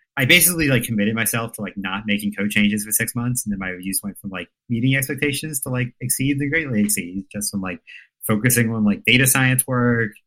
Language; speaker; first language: English; native; English